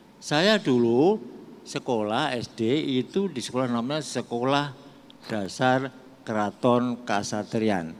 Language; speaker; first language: Indonesian; non-native, local second language; Javanese